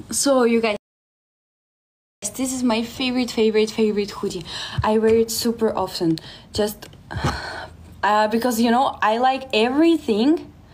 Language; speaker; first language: English; non-native, fluent; Russian